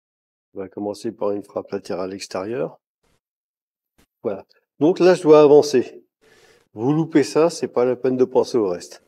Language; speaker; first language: French; native; French